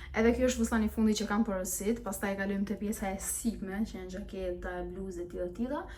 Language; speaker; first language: Albanian; early bilingual, heritage; Albanian